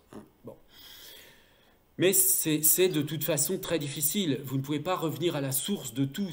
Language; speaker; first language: French; native; French